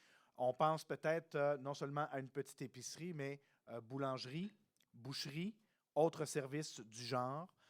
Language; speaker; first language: French; native; French